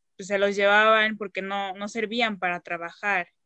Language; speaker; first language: Spanish; native; Spanish